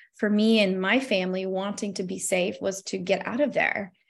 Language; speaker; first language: English; non-native, fluent; Albanian